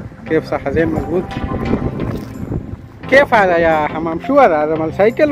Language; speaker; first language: Arabic; non-native, learner; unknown